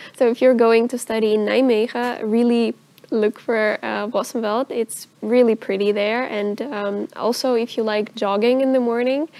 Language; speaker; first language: English; non-native, fluent; Russian